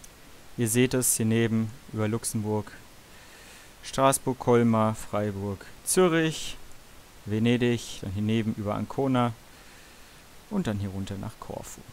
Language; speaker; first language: German; native; German